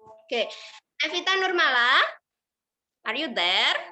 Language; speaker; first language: English; non-native, learner; Indonesian